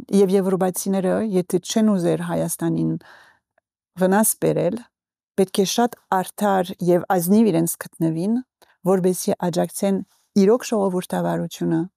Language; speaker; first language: Armenian; early bilingual, heritage; Armenian